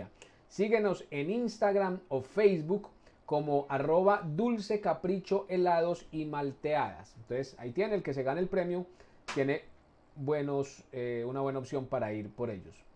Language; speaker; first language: Spanish; native; Spanish